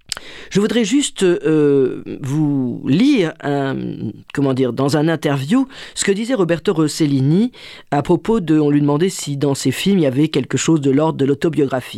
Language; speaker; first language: French; native; French